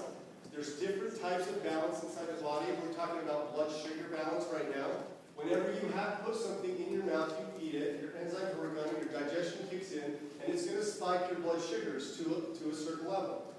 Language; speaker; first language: English; native; English